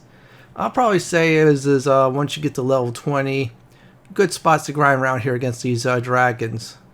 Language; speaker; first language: English; native; English